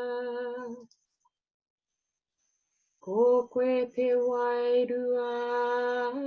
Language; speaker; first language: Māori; non-native, fluent; English